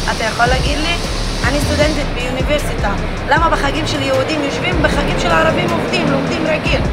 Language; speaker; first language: Hebrew; non-native, local second language; Arabic